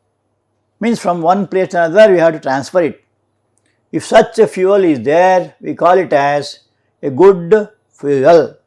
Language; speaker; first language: English; non-native, local second language; Kannada